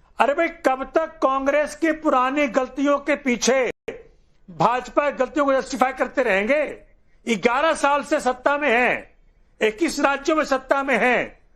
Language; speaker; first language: Hindi; native; Hindi